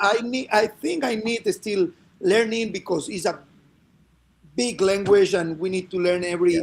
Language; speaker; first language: English; non-native, fluent; Spanish